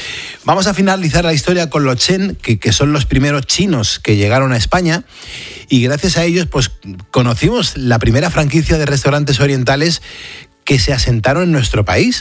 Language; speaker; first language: Spanish; native; Spanish